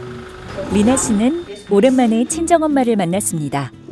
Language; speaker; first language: Korean; native; Korean